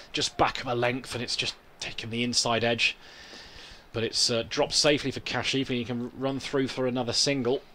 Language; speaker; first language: English; native; English